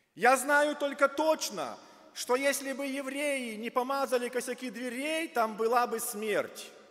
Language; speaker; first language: Russian; native; Russian